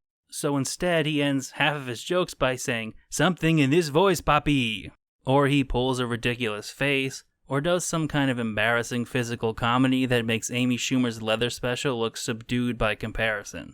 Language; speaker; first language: English; native; English